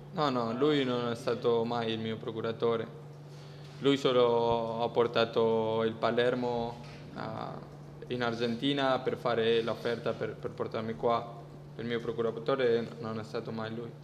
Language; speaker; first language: Italian; non-native, fluent; Spanish